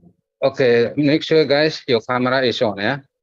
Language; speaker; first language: English; non-native, fluent; Indonesian